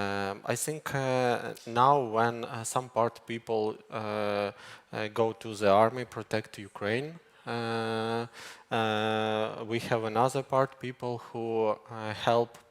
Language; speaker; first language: English; non-native, learner; Ukrainian